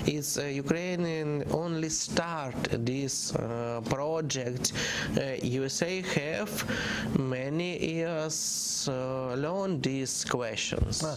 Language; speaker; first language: English; non-native, learner; Ukrainian